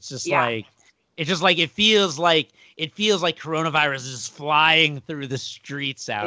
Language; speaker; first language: English; native; English